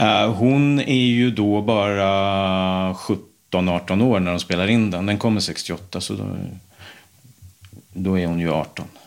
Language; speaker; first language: Swedish; native; Swedish